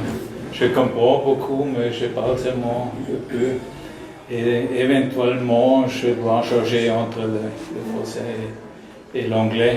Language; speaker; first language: French; non-native, learner; German